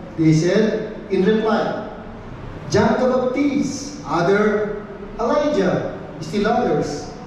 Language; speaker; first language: English; non-native, local second language; Filipino